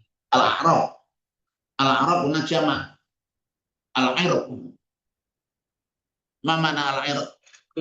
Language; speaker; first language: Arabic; non-native, fluent; Indonesian